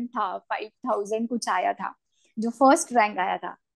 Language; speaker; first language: Hindi; non-native, local second language; Marathi